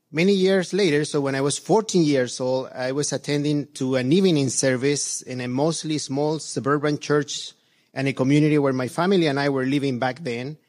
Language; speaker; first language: English; non-native, fluent; Spanish